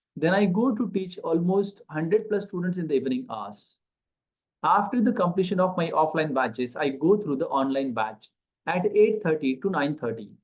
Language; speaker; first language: English; non-native, local second language; Marathi